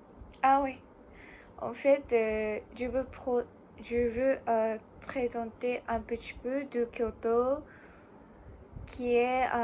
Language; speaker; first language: French; non-native, learner; Japanese